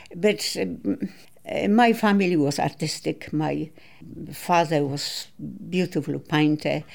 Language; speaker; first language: English; non-native, learner; Polish